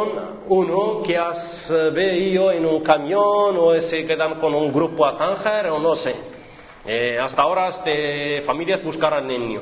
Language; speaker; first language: Spanish; non-native, fluent; Arabic